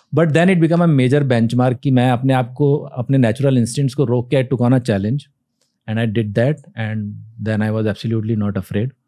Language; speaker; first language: Hindi; native; Hindi